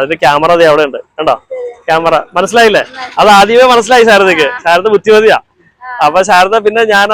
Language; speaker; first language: Malayalam; native; Malayalam